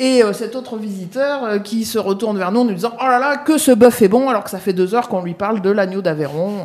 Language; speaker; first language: French; native; French